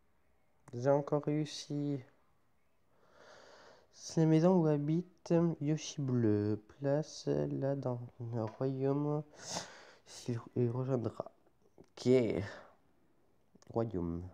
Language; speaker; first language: French; native; French